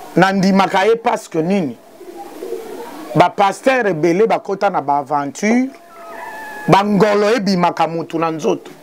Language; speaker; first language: Lingala; non-native, local second language; Kituba (Democratic Republic of Congo)